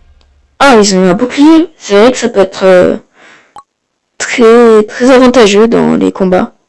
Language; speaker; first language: French; native; French